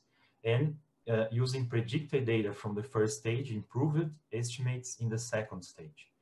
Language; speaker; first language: English; non-native, fluent; Portuguese